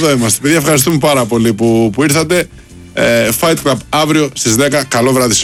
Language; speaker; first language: Greek; native; Greek